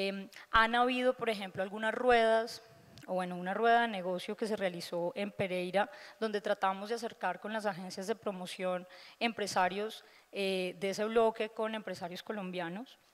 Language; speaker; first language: Spanish; native; Spanish